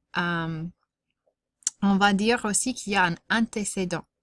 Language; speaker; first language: French; non-native, fluent; English